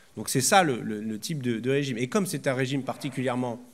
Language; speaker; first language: French; native; French